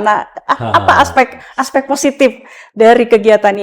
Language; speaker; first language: Indonesian; native; Indonesian